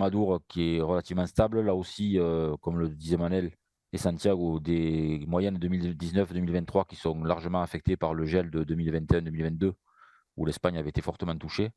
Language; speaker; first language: French; native; French